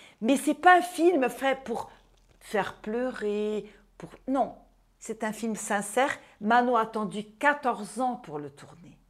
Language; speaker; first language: French; non-native, fluent; Portuguese